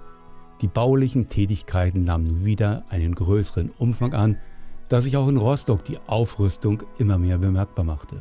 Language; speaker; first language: German; native; German